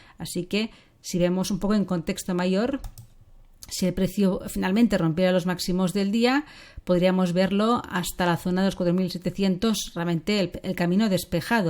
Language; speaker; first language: Spanish; native; Spanish